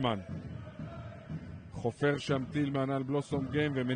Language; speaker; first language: Hebrew; native; Hebrew